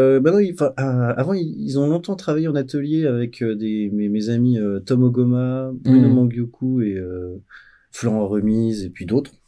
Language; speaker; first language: French; native; French